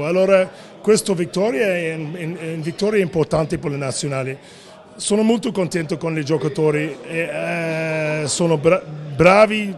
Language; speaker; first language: Italian; non-native, learner; English